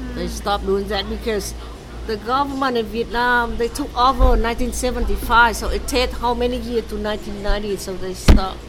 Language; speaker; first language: English; non-native, learner; Vietnamese